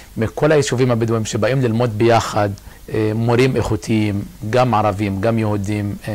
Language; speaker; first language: Hebrew; non-native, local second language; Arabic